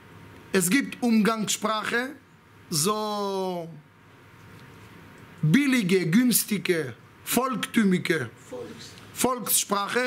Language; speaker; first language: German; non-native, fluent; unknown